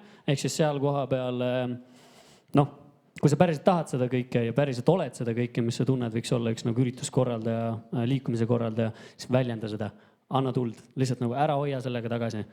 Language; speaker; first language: Estonian; native; Estonian